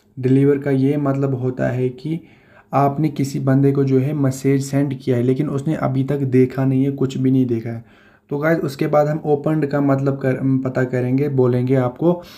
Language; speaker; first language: Hindi; native; Hindi